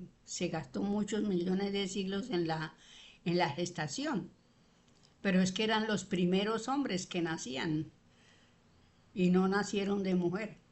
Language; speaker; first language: Spanish; native; Spanish